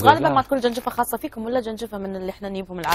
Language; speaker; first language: Arabic; native; Arabic